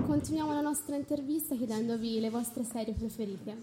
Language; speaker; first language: Italian; native; Italian